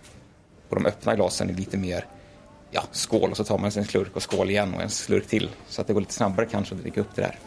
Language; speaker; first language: Swedish; native; Swedish